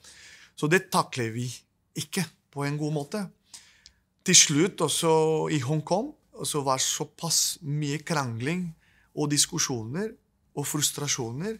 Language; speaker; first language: Norwegian; non-native, fluent; Spanish